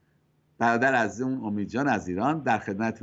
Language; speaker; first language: Persian; native; Persian